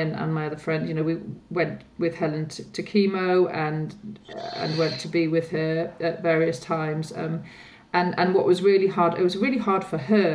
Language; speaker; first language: English; native; English